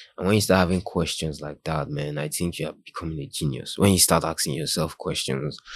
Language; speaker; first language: English; non-native, local second language; Yoruba